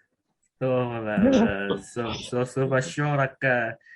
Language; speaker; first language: French; non-native, learner; Indonesian